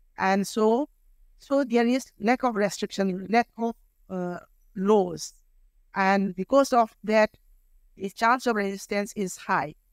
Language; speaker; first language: English; non-native, local second language; Manipuri